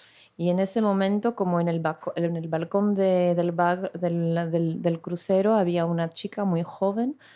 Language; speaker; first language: Spanish; non-native, fluent; Greek